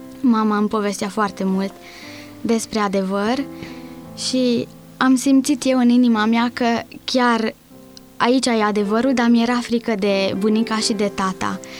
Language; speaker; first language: Romanian; non-native, local second language; Hungarian